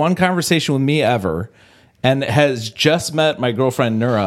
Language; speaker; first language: English; native; English